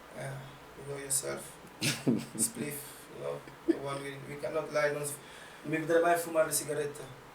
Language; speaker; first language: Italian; early bilingual, other home language; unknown